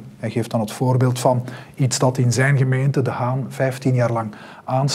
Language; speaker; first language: Dutch; native; Dutch